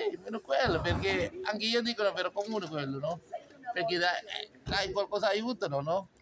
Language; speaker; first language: Italian; non-native, fluent; Sinhala